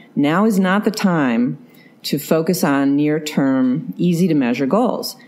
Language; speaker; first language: English; native; English